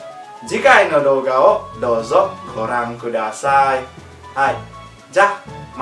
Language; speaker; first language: Japanese; non-native, learner; Indonesian